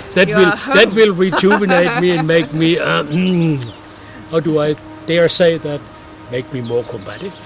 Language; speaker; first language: English; non-native, fluent; German